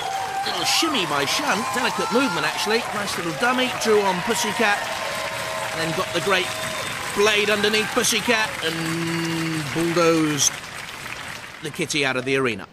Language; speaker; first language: English; native; English